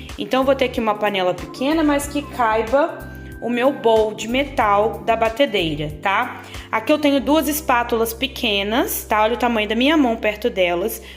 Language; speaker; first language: Portuguese; native; Portuguese